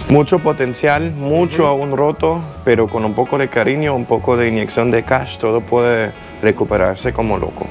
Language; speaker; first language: Spanish; non-native, fluent; German